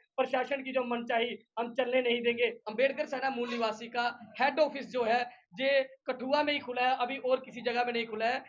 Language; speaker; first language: Hindi; non-native, local second language; Dogri